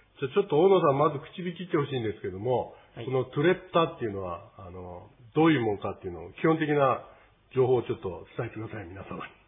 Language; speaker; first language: Japanese; native; Japanese